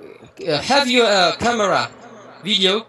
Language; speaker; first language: English; non-native, learner; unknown